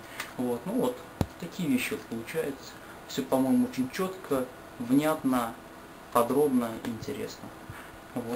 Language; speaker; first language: Russian; native; Russian